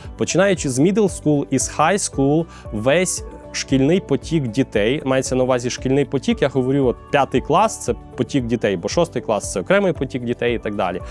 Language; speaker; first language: Ukrainian; native; Ukrainian